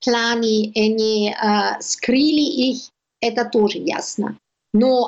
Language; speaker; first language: Russian; non-native, learner; German